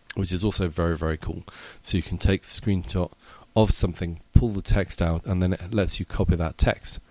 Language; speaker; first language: English; native; English